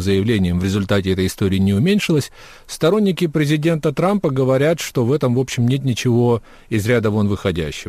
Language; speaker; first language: Russian; native; Russian